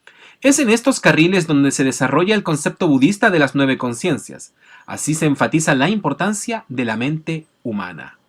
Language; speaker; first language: Spanish; native; Spanish